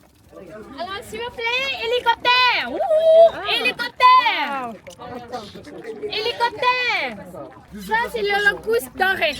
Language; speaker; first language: French; non-native, learner; Thai